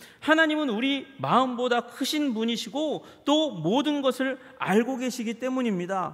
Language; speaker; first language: Korean; native; Korean